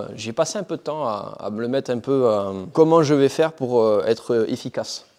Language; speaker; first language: French; native; French